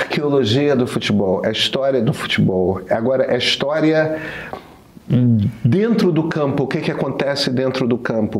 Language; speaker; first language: Portuguese; native; Portuguese